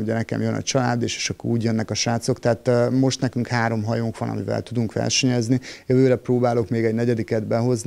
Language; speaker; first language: Hungarian; native; Hungarian